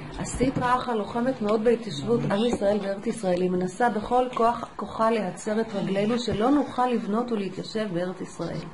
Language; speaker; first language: Hebrew; native; Hebrew